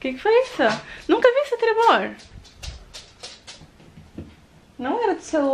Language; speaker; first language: Portuguese; native; Portuguese